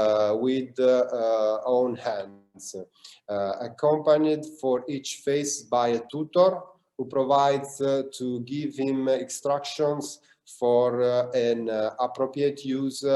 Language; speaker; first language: English; non-native, learner; Italian